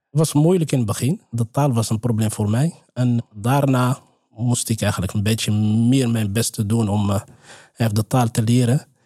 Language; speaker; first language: Dutch; non-native, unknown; Arabic